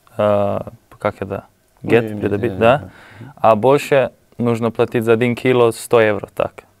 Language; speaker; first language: Russian; non-native, learner; Slovenian